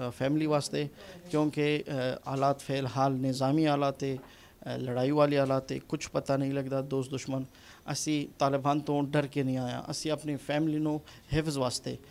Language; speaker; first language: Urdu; non-native, fluent; Punjabi